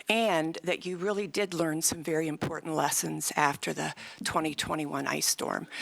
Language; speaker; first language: English; native; English